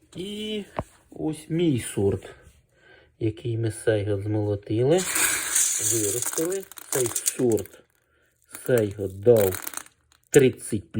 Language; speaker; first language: Ukrainian; native; Ukrainian